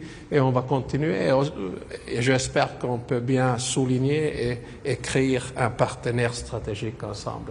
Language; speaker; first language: French; non-native, fluent; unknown